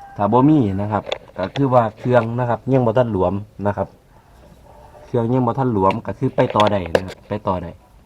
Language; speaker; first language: Thai; native; Thai